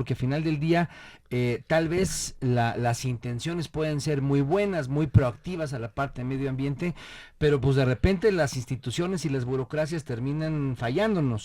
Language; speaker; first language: Spanish; native; Spanish